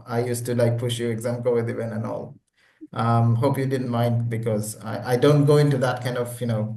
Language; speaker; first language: English; non-native, local second language; Bangla